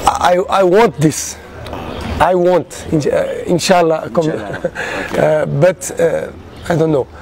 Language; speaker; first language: English; non-native, learner; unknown